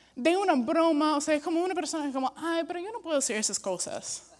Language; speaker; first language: Spanish; non-native, fluent; English